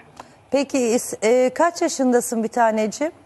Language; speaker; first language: Turkish; native; Turkish